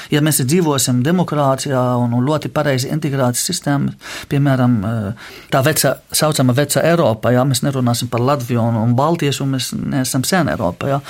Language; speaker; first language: Latvian; non-native, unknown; Arabic